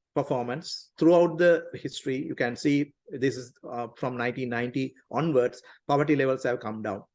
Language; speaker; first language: English; non-native, local second language; Tamil